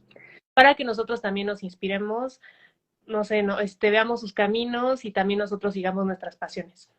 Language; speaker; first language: Spanish; native; Spanish